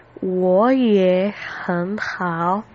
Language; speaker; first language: Chinese; non-native, learner; Spanish